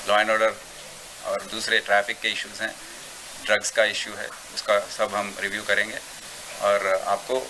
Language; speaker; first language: Hindi; non-native, local second language; Telugu